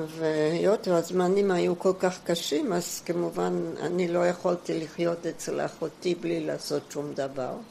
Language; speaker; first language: Hebrew; non-native, fluent; German